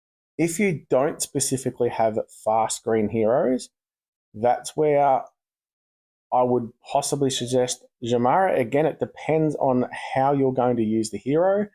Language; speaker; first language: English; native; English